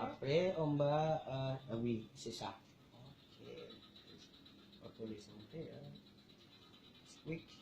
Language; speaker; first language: French; non-native, learner; Indonesian